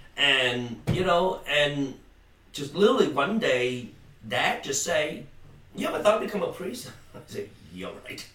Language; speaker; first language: English; non-native, fluent; Vietnamese